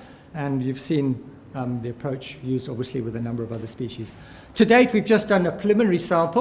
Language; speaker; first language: English; native; English